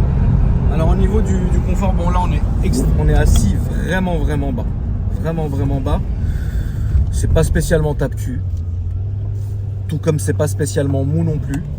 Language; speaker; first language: French; native; French